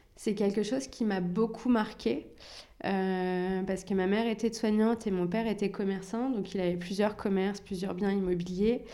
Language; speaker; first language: French; early bilingual, other home language; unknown